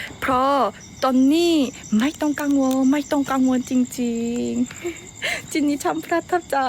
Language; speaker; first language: Thai; non-native, learner; Korean